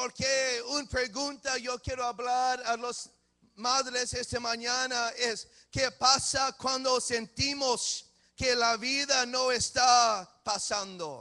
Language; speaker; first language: Spanish; early bilingual, heritage; English